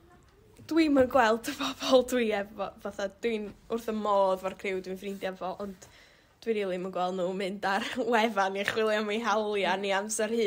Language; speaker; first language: Welsh; native; Welsh